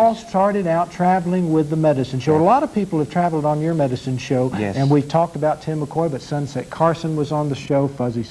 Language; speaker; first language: English; native; English